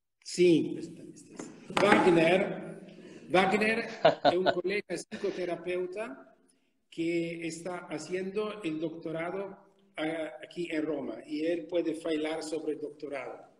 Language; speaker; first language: Spanish; non-native, fluent; Italian